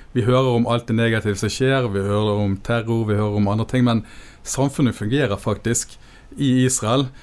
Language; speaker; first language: Norwegian; native; Norwegian